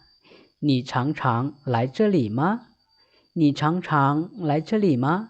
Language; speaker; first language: Chinese; non-native, fluent; Lao